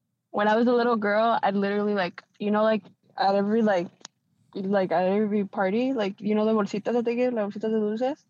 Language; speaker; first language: English; early bilingual, other home language; Spanish